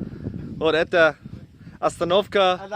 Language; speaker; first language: Russian; non-native, learner; English